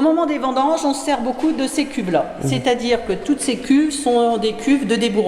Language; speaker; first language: French; native; French